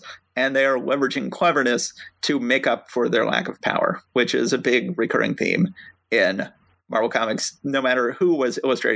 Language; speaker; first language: English; native; English